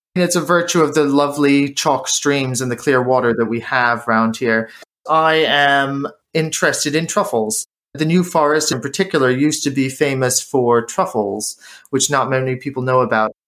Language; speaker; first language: English; native; English